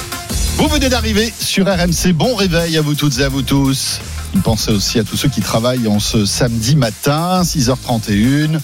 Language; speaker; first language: French; native; French